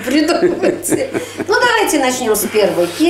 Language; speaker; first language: Russian; native; Russian